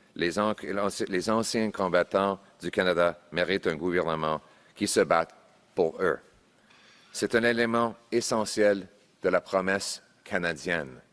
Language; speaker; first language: French; non-native, local second language; English